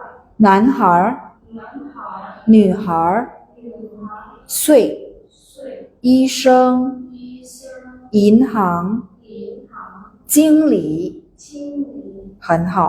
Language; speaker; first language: Chinese; non-native, fluent; Indonesian